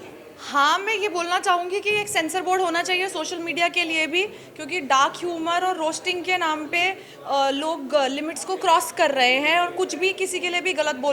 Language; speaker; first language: Hindi; native; Hindi